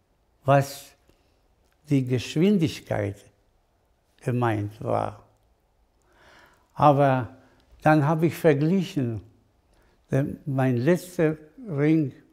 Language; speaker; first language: German; non-native, fluent; Spanish